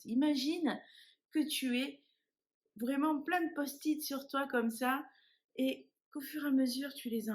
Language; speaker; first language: French; native; French